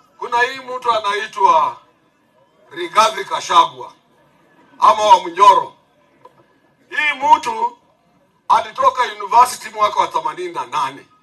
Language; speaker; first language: Swahili; non-native, local second language; Luyia